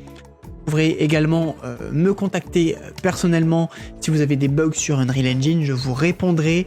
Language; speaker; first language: French; native; French